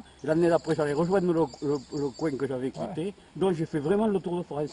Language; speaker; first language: French; native; French